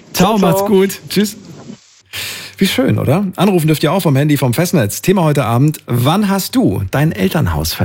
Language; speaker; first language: German; native; German